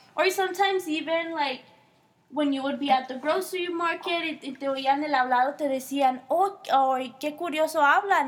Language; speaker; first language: Spanish; early bilingual, heritage; Spanish